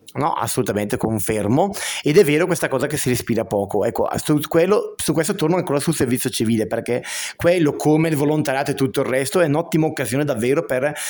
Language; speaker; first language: Italian; native; Italian